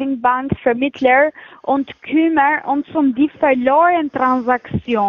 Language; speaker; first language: German; non-native, fluent; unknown